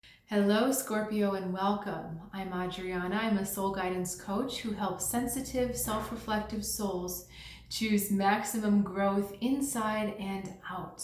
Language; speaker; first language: English; native; English